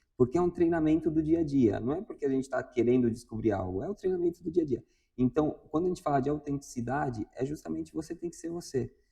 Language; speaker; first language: Portuguese; non-native, fluent; Spanish